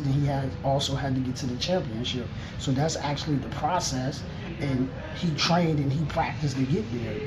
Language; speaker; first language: English; native; English